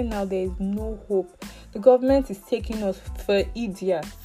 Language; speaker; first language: English; non-native, local second language; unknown